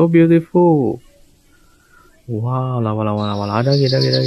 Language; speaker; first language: English; non-native, learner; Bangla